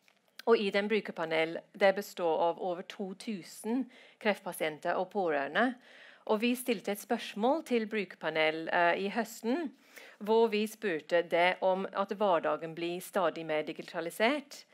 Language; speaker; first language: Norwegian; non-native, fluent; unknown